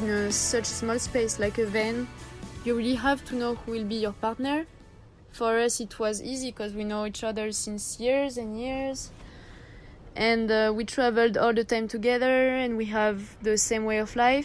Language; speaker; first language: English; non-native, learner; French